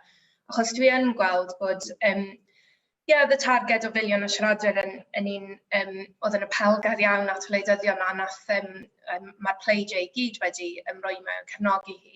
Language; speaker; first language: Welsh; native; Welsh